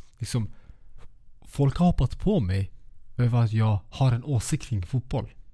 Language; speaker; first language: Swedish; early bilingual, other home language; Kurdish